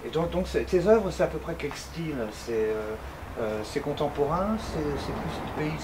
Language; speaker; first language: French; native; French